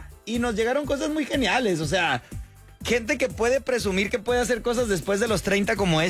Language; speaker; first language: Spanish; native; Spanish